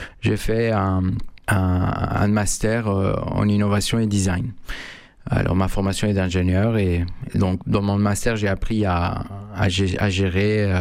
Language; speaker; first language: French; non-native, fluent; Spanish